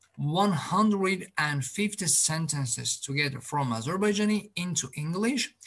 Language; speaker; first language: English; non-native, fluent; Azerbaijani